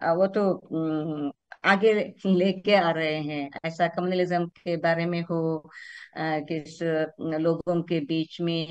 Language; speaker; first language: Hindi; non-native, local second language; Kannada